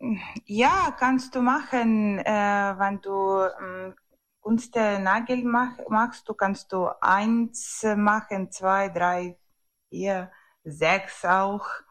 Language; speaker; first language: German; non-native, learner; Ukrainian